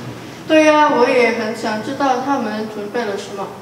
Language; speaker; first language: Chinese; non-native, learner; Indonesian